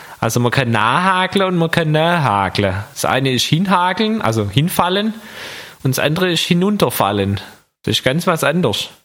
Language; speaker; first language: German; native; German